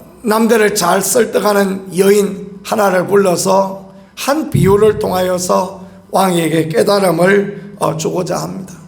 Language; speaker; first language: Korean; native; Korean